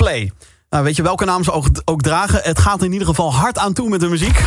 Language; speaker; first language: Dutch; native; Dutch